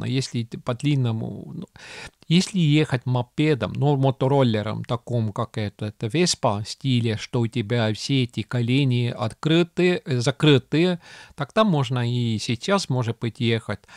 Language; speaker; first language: Russian; non-native, local second language; Estonian